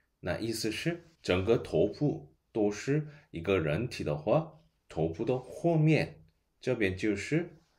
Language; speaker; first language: Chinese; non-native, fluent; Korean